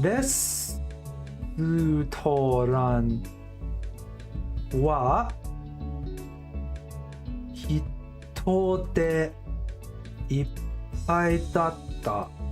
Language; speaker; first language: Japanese; non-native, learner; English